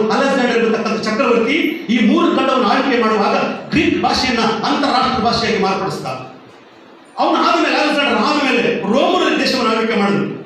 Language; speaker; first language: Kannada; non-native, local second language; Tamil